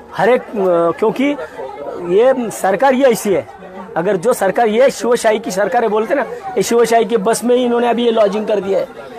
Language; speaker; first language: Hindi; non-native, local second language; Marathi